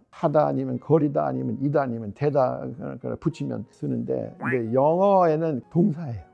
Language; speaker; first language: Korean; non-native, fluent; English